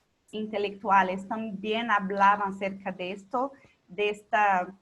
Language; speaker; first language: Spanish; non-native, local second language; Portuguese